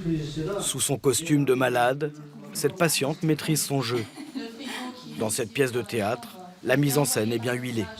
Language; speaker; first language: French; native; French